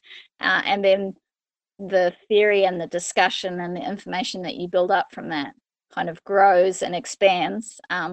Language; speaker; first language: English; native; English